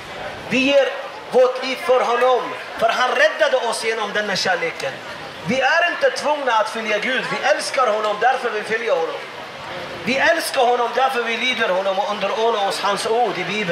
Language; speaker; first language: Swedish; non-native, fluent; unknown